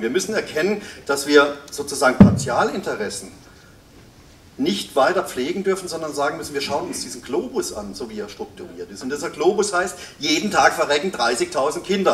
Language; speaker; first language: German; native; German